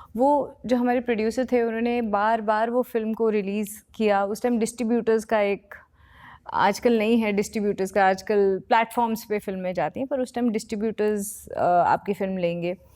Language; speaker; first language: Hindi; native; Hindi